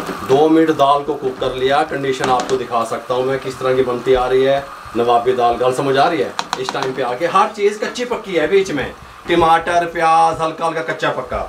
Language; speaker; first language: Hindi; non-native, local second language; Punjabi